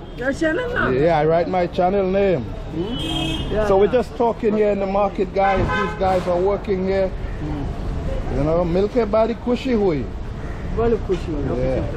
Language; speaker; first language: English; native; English